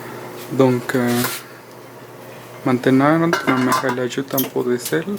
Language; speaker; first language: French; non-native, fluent; Spanish